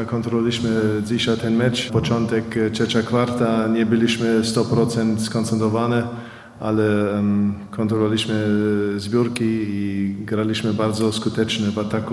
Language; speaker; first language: Polish; non-native, fluent; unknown